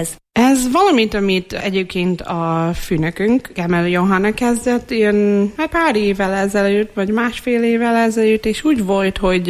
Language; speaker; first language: Hungarian; non-native, fluent; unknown